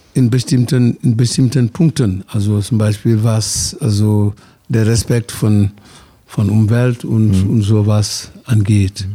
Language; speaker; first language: German; non-native, fluent; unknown